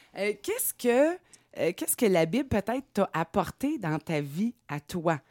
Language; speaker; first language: French; native; French